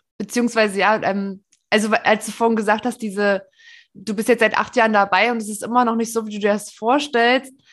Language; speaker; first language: German; native; German